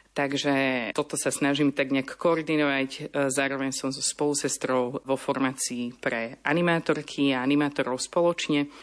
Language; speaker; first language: Slovak; native; Slovak